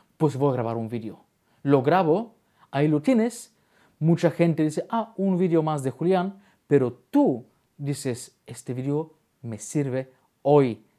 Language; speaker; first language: Spanish; non-native, fluent; Bulgarian